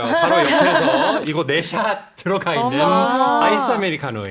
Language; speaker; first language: Korean; non-native, fluent; English